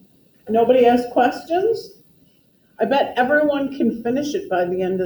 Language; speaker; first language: English; native; English